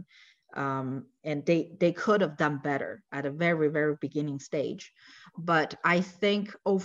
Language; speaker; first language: English; non-native, fluent; Chinese